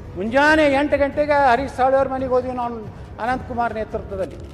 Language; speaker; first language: Kannada; native; Kannada